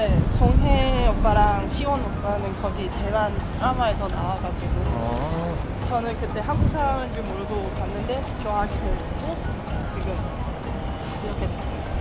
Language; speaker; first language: Korean; non-native, fluent; Cantonese